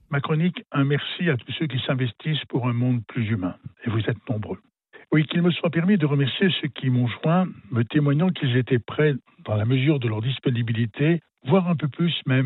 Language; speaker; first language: French; native; French